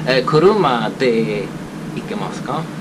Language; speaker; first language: Japanese; non-native, learner; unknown